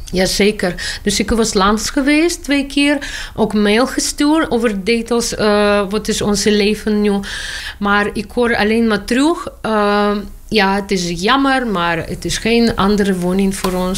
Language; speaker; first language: Dutch; non-native, local second language; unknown